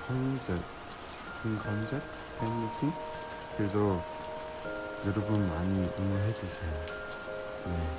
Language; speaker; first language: Korean; non-native, learner; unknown